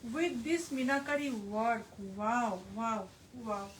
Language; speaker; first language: Hindi; non-native, local second language; Bangla